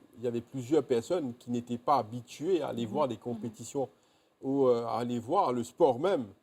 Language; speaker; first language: French; non-native, local second language; Morisyen